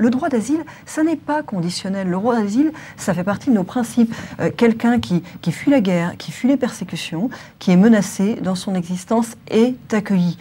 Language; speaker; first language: French; native; French